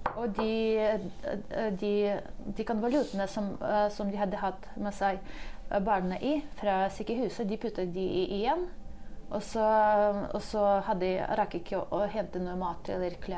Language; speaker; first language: Norwegian; non-native, fluent; Ukrainian